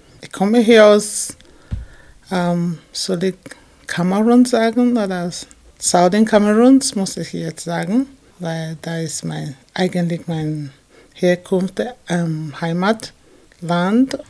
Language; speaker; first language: German; non-native, fluent; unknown